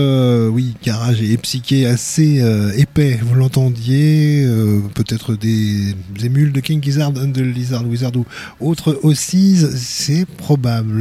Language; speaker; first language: French; native; French